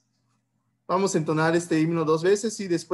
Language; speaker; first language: Spanish; native; Spanish